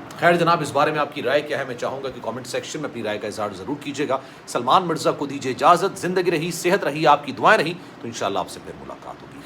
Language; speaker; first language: Urdu; native; Urdu